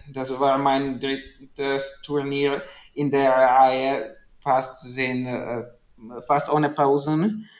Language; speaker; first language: German; non-native, learner; Czech